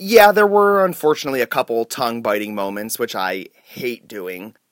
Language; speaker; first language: English; native; English